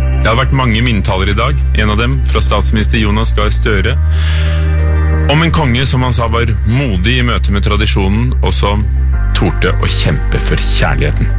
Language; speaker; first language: Norwegian; native; Norwegian